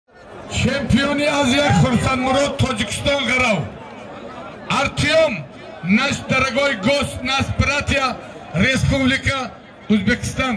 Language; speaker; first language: Russian; non-native, local second language; Tajik